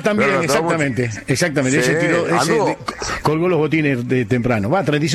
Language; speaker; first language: Spanish; native; Spanish